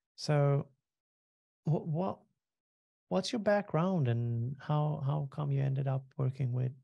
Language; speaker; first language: English; non-native, fluent; Swedish